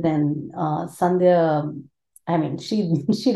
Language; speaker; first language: English; non-native, local second language; Tamil